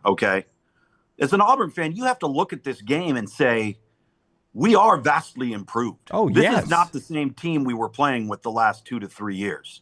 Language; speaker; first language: English; native; English